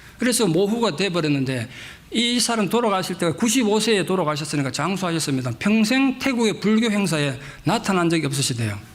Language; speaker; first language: Korean; native; Korean